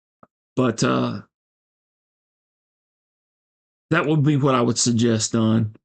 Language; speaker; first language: English; native; English